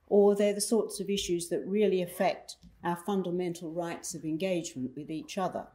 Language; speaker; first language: English; native; English